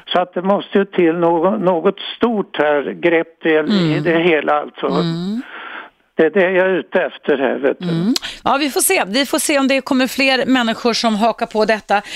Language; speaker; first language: Swedish; native; Swedish